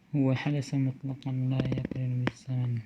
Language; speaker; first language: Arabic; non-native, fluent; Indonesian